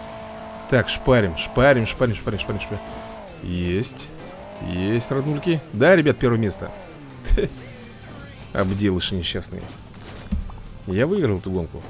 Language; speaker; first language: Russian; native; Russian